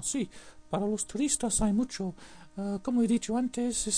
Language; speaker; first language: Spanish; non-native, fluent; English